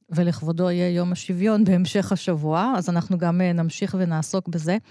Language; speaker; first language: Hebrew; native; Hebrew